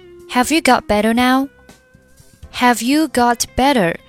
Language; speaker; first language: English; non-native, fluent; Chinese